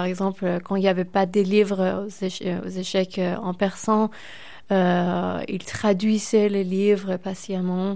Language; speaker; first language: French; non-native, fluent; Persian